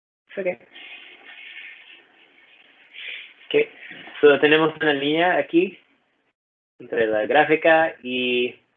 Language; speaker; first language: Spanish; non-native, learner; English